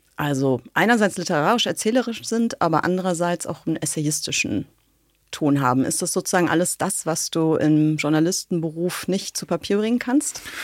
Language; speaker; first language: German; native; German